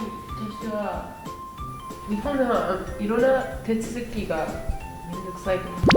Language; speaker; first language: Japanese; non-native, learner; Spanish